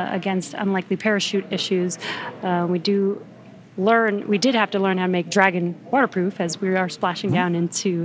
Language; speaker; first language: English; native; English